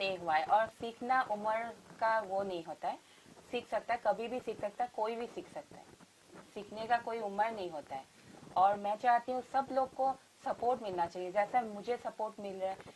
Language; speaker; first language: Hindi; non-native, local second language; Assamese